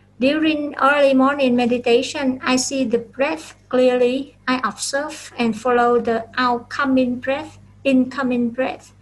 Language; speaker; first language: English; non-native, fluent; Vietnamese